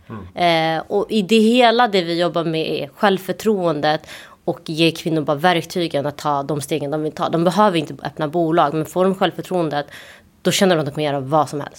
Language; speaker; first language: Swedish; early bilingual, other home language; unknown